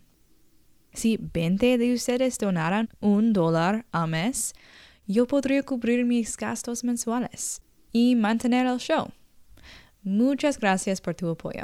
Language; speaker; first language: Spanish; non-native, learner; English